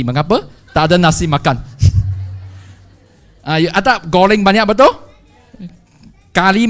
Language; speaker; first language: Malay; non-native, local second language; Chinese